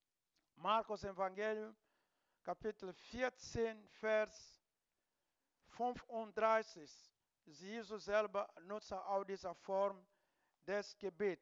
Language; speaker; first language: German; non-native, learner; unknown